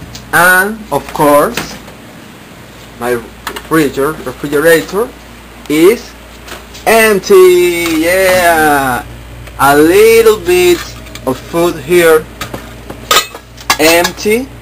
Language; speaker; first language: English; non-native, learner; Spanish